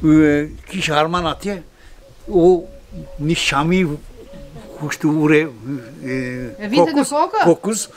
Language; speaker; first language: Albanian; early bilingual, heritage; Albanian